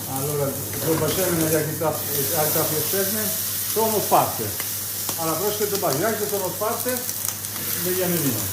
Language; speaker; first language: Polish; non-native, learner; Italian